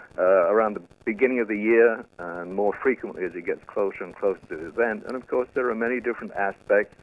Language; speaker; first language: English; native; English